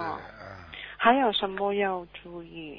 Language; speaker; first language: Chinese; early bilingual, heritage; Chinese